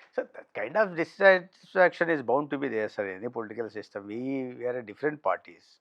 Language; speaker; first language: English; non-native, local second language; Telugu